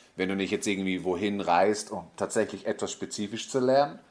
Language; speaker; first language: German; native; German